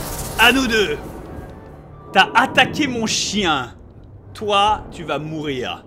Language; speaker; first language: French; native; French